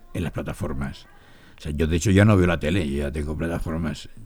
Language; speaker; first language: Spanish; native; Spanish